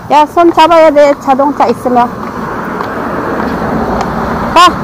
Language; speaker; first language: Korean; non-native, learner; Filipino